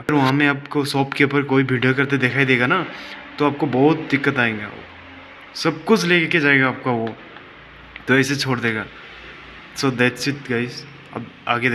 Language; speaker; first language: Hindi; non-native, fluent; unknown